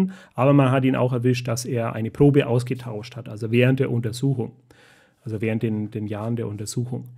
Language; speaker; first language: German; native; German